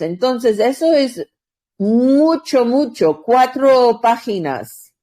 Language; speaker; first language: Spanish; non-native, learner; English